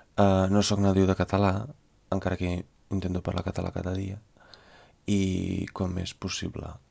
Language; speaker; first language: Catalan; non-native, fluent; Italian